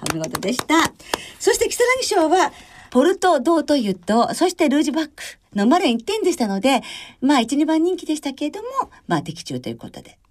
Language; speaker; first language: Japanese; native; Japanese